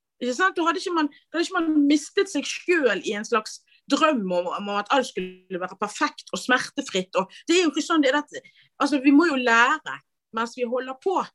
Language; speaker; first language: Norwegian; native; Norwegian